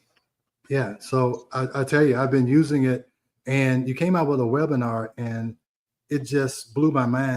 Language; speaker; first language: English; native; English